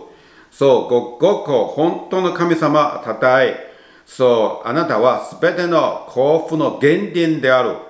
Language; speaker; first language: Japanese; non-native, learner; Chinese